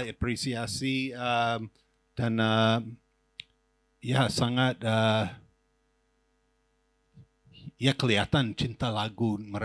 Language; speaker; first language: Indonesian; non-native, fluent; English